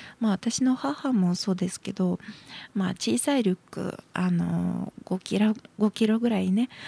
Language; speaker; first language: Japanese; non-native, fluent; Russian